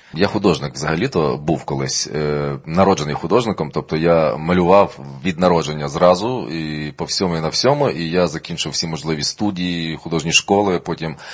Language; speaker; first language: Ukrainian; native; Ukrainian